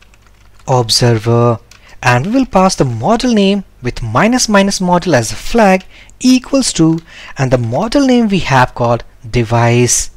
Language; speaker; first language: English; non-native, local second language; Hindi